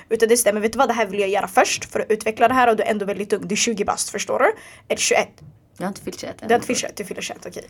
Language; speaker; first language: Swedish; early bilingual, other home language; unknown